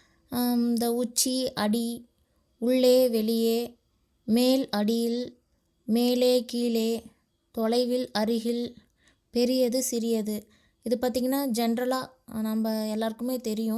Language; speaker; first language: Tamil; native; Tamil